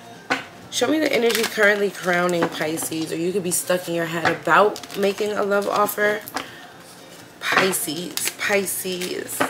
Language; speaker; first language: English; native; English